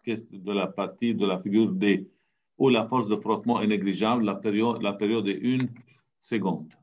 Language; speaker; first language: French; non-native, local second language; Arabic